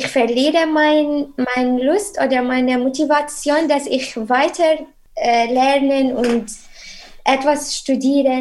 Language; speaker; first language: German; non-native, learner; Arabic